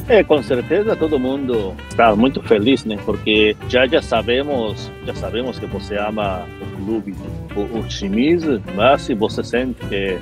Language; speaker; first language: Portuguese; non-native, fluent; Japanese